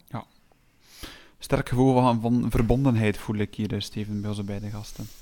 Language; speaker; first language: Dutch; native; Dutch